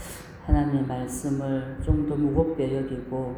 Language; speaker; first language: Korean; native; Korean